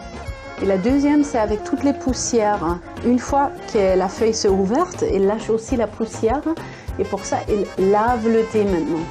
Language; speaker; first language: French; non-native, fluent; German